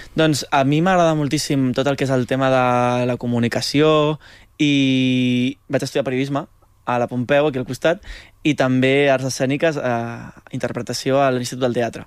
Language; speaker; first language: Catalan; native; Catalan